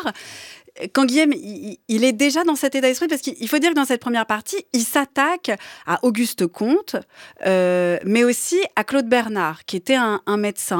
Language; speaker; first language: French; native; French